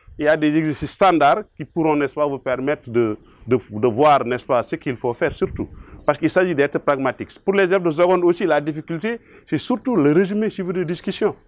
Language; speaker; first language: French; non-native, local second language; Wolof